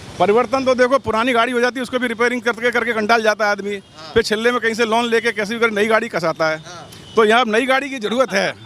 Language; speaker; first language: Hindi; native; Hindi